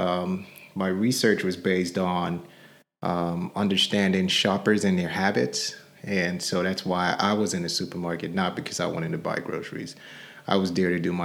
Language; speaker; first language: English; non-native, local second language; Yoruba